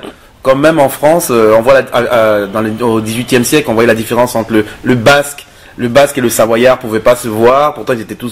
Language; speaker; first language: French; native; French